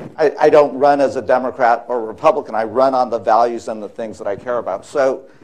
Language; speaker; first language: English; native; English